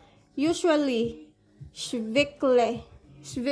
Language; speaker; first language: Polish; non-native, learner; Filipino